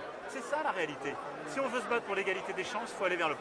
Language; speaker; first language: French; native; French